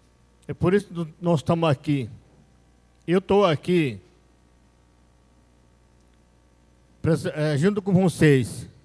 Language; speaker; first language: Portuguese; non-native, local second language; Yanomámi